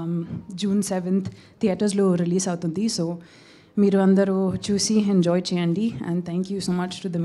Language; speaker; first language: Telugu; non-native, local second language; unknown